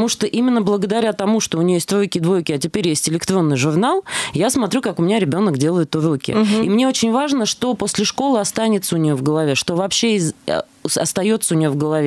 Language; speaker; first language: Russian; native; Russian